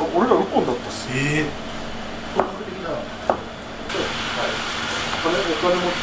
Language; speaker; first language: Japanese; native; Japanese